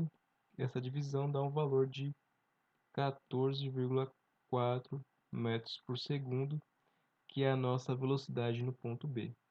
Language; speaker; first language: Portuguese; native; Portuguese